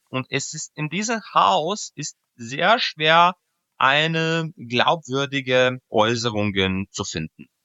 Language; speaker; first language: German; non-native, fluent; Serbian